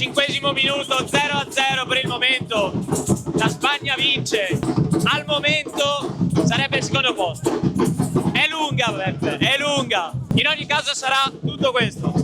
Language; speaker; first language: Italian; native; Italian